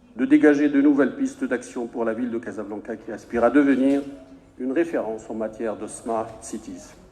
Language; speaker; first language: French; non-native, local second language; Arabic